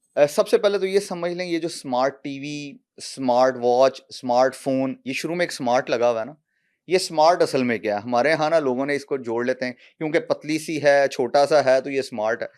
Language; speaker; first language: Urdu; non-native, local second language; Punjabi